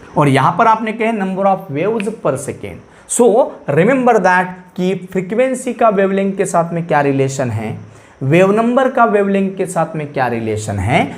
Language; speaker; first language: Hindi; non-native, local second language; Marathi